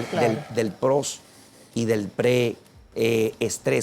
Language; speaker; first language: Spanish; native; Spanish